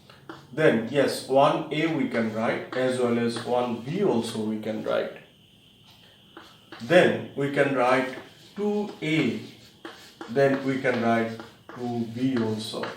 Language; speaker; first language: English; non-native, local second language; Bangla